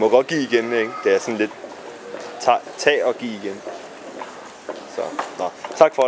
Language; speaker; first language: Danish; non-native, fluent; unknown